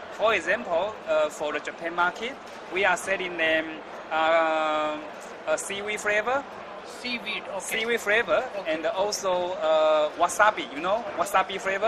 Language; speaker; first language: English; non-native, learner; Chinese